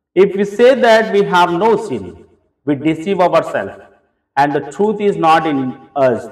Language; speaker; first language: English; non-native, local second language; Telugu